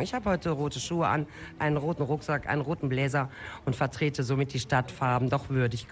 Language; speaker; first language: German; native; German